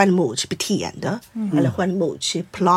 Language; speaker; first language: Swedish; non-native, fluent; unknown